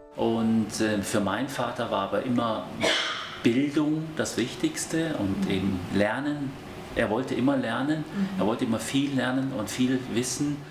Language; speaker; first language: German; early bilingual, other home language; Korean